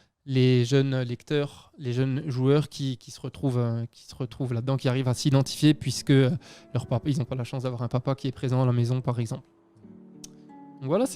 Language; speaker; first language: French; native; French